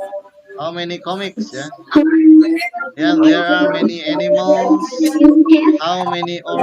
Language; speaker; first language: English; non-native, learner; Indonesian